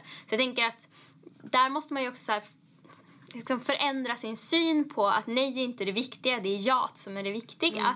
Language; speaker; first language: Swedish; native; Swedish